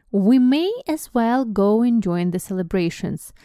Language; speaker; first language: English; non-native, fluent; Russian